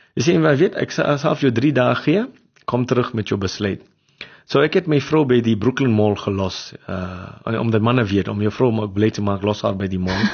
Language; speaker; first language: Afrikaans; non-native, local second language; English